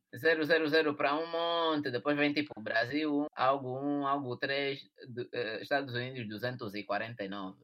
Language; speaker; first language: Portuguese; native; Portuguese